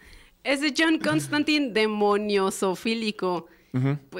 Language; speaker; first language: Spanish; native; Spanish